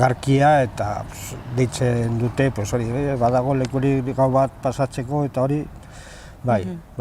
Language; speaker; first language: Basque; non-native, local second language; Spanish